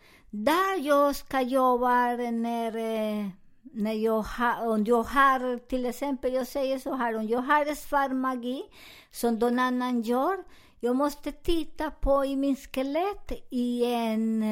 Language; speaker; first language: Swedish; non-native, learner; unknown